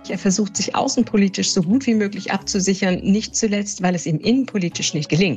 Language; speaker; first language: German; native; German